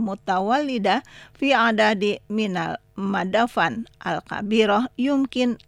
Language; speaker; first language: Arabic; non-native, fluent; Indonesian